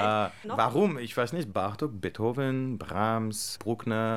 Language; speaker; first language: German; non-native, learner; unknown